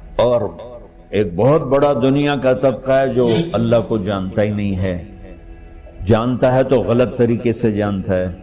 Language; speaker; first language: Urdu; non-native, local second language; Punjabi